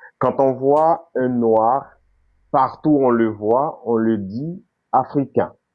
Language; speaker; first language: French; non-native, local second language; Haitian Creole